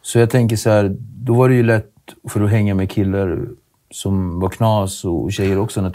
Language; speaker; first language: Swedish; native; Swedish